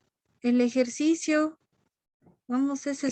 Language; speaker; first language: Spanish; native; Spanish